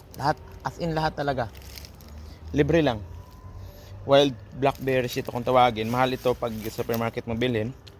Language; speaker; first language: Filipino; native; Filipino